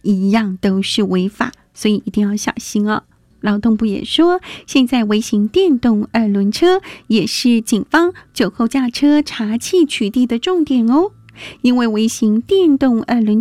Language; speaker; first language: Chinese; native; Chinese